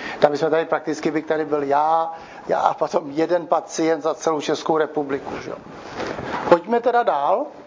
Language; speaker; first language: Czech; native; Czech